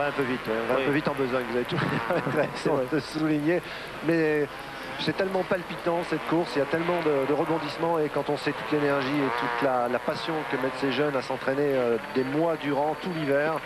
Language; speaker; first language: French; native; French